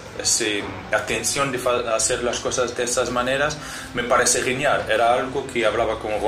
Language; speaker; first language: Spanish; non-native, learner; Portuguese